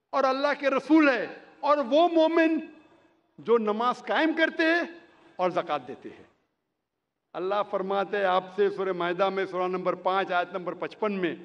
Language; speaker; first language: Hindi; non-native, local second language; Konkani